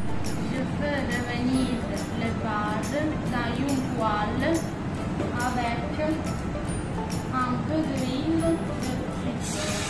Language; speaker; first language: French; non-native, learner; Italian